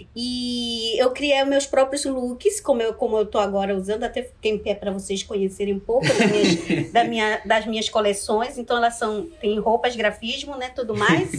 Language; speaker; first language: Portuguese; non-native, local second language; Ticuna